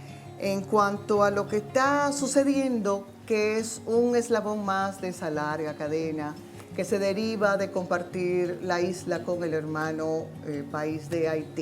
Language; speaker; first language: Spanish; native; Spanish